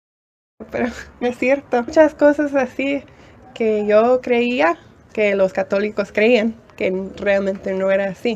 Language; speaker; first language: Spanish; non-native, fluent; English